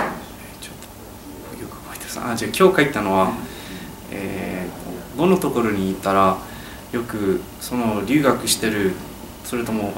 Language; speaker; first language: Japanese; non-native, learner; English